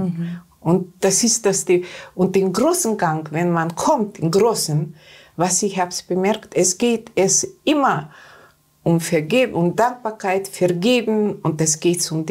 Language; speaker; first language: German; non-native, learner; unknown